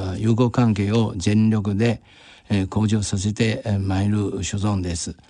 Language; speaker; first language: Japanese; non-native, fluent; Chinese